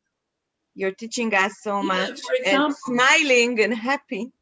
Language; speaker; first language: English; non-native, fluent; Hebrew